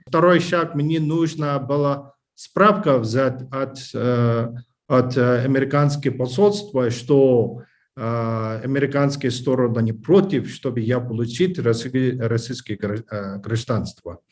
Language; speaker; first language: Russian; non-native, learner; English